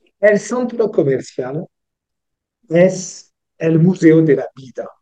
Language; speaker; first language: Spanish; non-native, learner; French